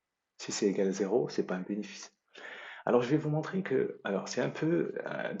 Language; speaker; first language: French; native; French